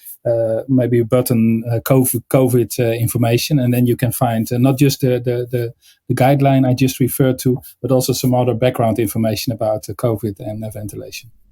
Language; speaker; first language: English; non-native, fluent; Dutch